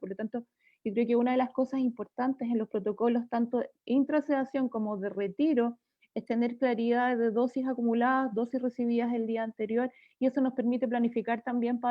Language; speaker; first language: Spanish; native; Spanish